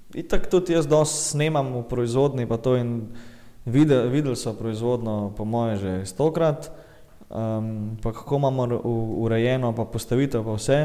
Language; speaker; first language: Slovenian; early bilingual, other home language; Bosnian